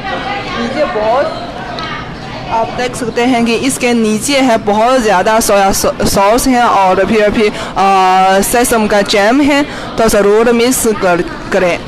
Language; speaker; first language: Hindi; non-native, fluent; Chinese